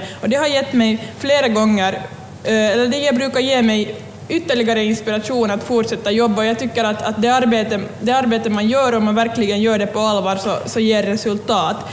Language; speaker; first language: Swedish; native; Swedish